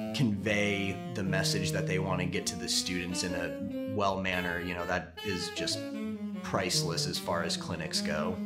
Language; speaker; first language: English; native; English